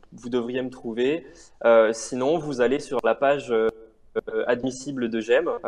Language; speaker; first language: French; native; French